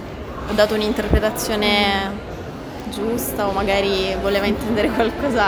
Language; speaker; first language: Italian; native; Italian